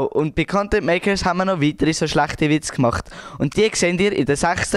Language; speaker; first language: German; native; German